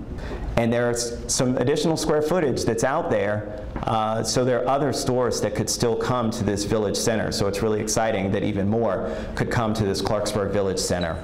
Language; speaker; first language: English; native; English